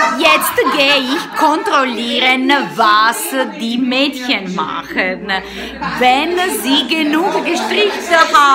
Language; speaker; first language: German; non-native, learner; Italian